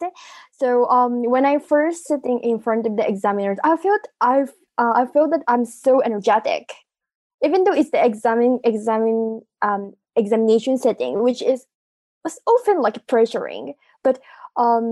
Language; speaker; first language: English; non-native, fluent; Japanese